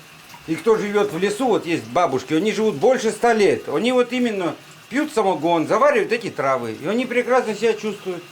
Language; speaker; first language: Russian; native; Russian